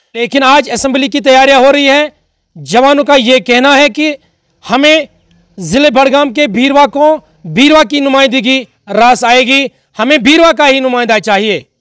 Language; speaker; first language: Hindi; non-native, local second language; Kashmiri